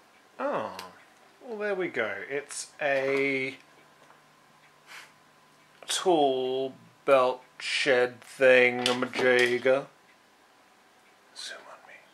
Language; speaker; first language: English; native; English